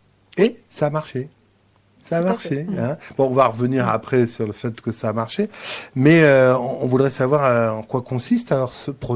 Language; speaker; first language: French; native; French